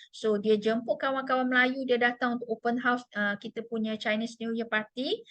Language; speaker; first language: Malay; non-native, local second language; Chinese